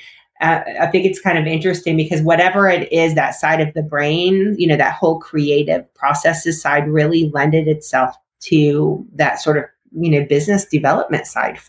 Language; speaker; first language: English; native; English